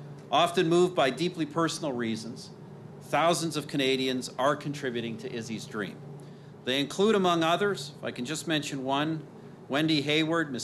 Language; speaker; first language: English; native; English